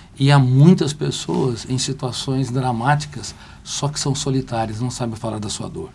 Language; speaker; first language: Portuguese; native; Portuguese